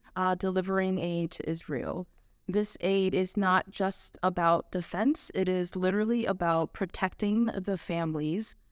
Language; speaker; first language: English; native; English